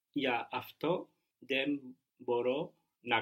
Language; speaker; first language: Greek; non-native, learner; English